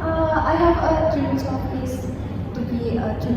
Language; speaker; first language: English; non-native, learner; Indonesian